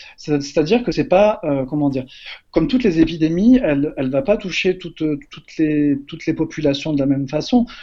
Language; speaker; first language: French; native; French